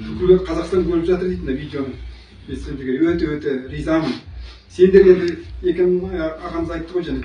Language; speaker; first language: Kazakh; non-native, local second language; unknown